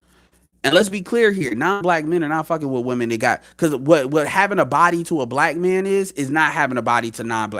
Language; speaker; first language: English; native; English